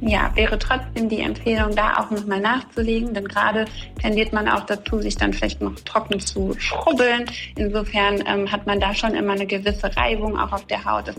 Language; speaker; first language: German; native; German